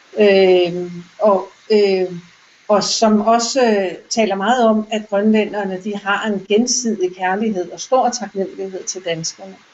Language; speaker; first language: Danish; native; Danish